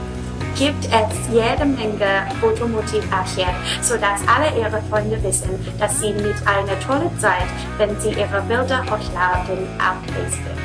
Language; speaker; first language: German; non-native, learner; English